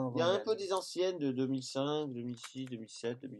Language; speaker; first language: French; native; French